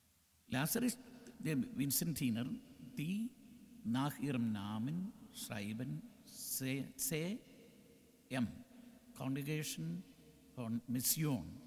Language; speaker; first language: German; non-native, learner; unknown